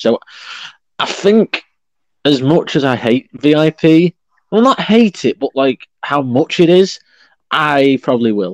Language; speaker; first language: English; native; English